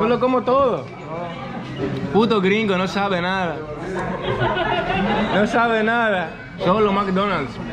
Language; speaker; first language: Spanish; non-native, learner; Greek